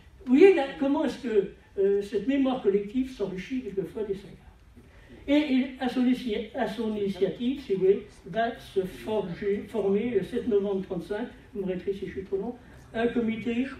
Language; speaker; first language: French; native; French